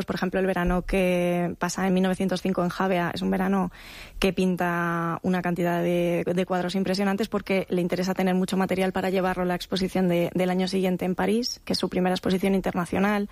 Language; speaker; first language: Spanish; native; Spanish